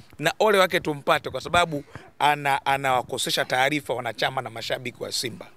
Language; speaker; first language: Swahili; native; Swahili